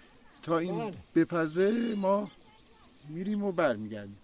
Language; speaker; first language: Persian; native; Persian